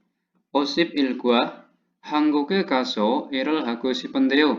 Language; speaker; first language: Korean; non-native, learner; Indonesian